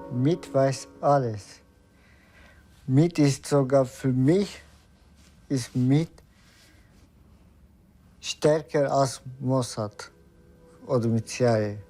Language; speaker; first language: German; non-native, learner; Turkish